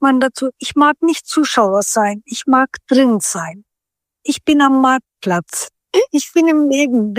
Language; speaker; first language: German; non-native, fluent; Turkish